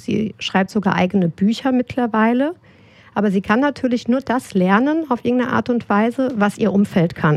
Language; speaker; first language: German; native; German